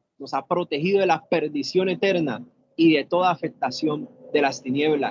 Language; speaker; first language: Spanish; native; Spanish